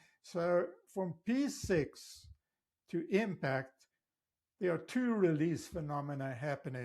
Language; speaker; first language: English; native; English